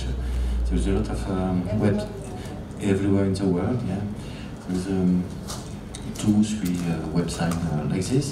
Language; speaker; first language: English; non-native, learner; French